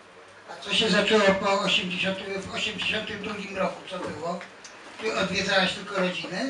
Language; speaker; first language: Polish; native; Polish